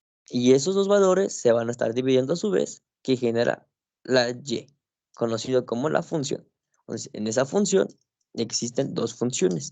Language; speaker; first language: Spanish; native; Spanish